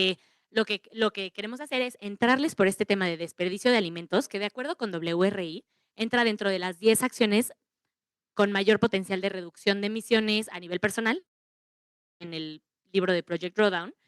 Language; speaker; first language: Spanish; native; Spanish